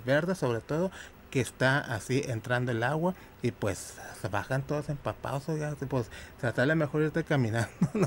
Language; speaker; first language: Spanish; native; Spanish